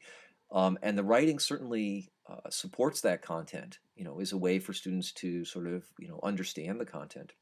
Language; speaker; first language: English; native; English